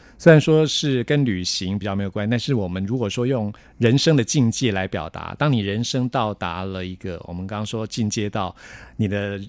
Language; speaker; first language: Chinese; native; Chinese